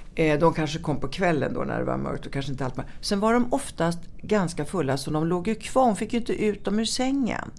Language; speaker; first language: Swedish; early bilingual, other home language; Italian